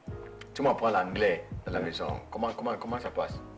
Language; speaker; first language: French; non-native, learner; English